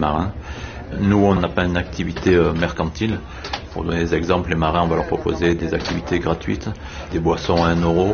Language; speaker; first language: French; native; French